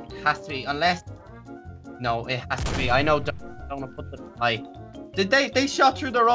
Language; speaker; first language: English; native; English